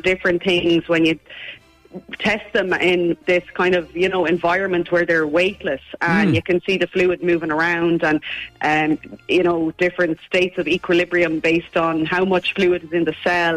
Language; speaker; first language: English; native; English